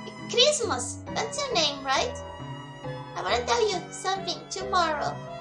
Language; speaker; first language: English; non-native, fluent; Portuguese